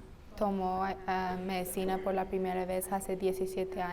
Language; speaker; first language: Spanish; non-native, fluent; English